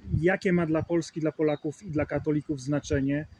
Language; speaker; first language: Polish; native; Polish